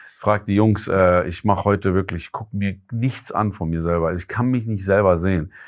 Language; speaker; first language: German; early bilingual, other home language; Persian